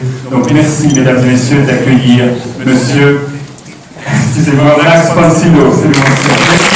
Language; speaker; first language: French; native; French